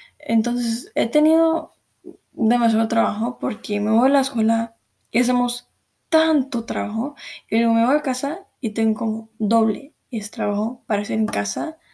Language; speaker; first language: Spanish; early bilingual, heritage; Spanish